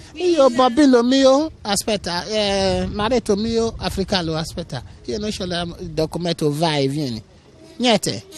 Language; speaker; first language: Italian; non-native, learner; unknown